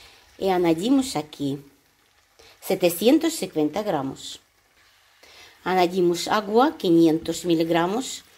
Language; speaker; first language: Spanish; non-native, learner; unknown